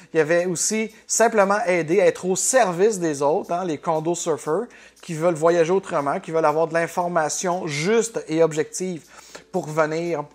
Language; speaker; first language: French; native; French